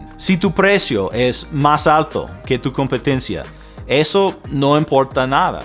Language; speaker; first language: Spanish; non-native, fluent; English